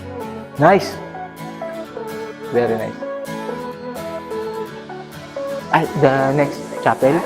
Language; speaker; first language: English; non-native, learner; Filipino